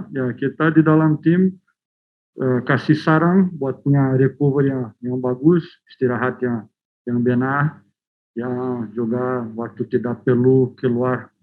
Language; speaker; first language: Indonesian; non-native, fluent; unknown